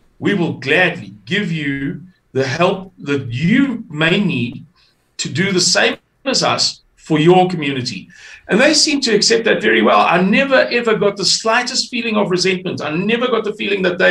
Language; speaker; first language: English; native; English